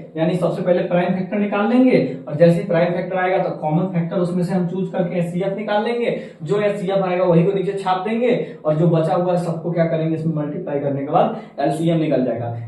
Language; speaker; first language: Hindi; native; Hindi